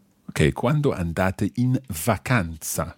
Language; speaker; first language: Italian; non-native, fluent; English